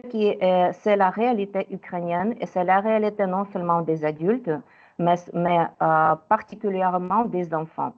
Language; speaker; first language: French; non-native, fluent; Ukrainian